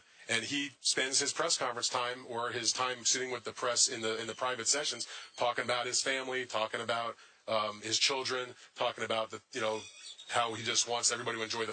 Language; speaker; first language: English; native; English